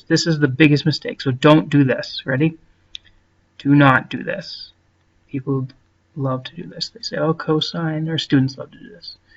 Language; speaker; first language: English; native; English